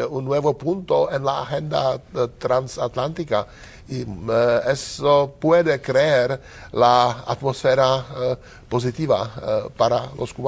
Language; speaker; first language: Spanish; non-native, learner; Czech